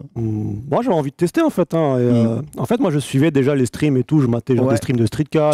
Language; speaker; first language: French; native; French